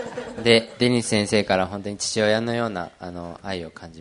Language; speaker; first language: Japanese; early bilingual, other home language; Portuguese